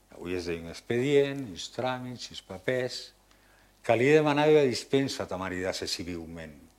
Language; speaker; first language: Catalan; non-native, local second language; Occitan